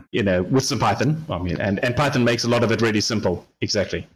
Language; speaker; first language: English; native; English